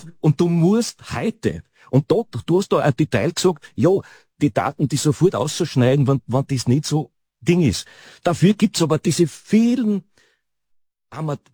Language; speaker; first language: German; native; German